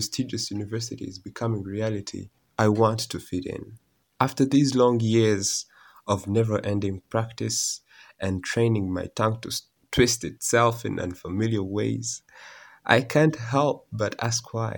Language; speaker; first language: English; non-native, local second language; Kinyarwanda